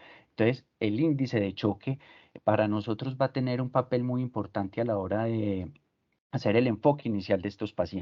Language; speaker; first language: Spanish; native; Spanish